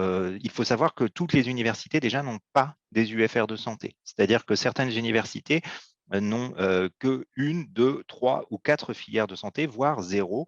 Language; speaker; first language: French; native; French